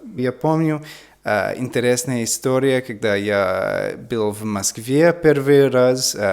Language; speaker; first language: Russian; non-native, learner; English